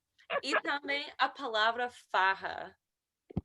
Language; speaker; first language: Portuguese; non-native, learner; English